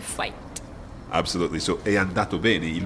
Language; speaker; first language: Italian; non-native, fluent; English